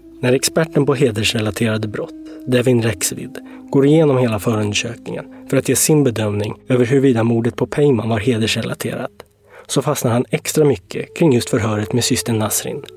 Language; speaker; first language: Swedish; native; Swedish